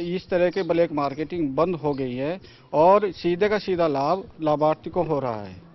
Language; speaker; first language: Hindi; native; Hindi